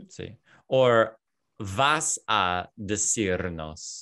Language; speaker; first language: Spanish; non-native, learner; English